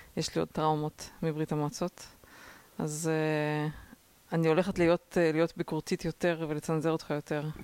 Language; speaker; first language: Hebrew; early bilingual, other home language; Russian